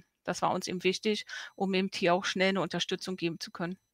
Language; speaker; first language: German; native; German